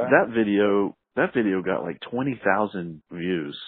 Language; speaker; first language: English; native; English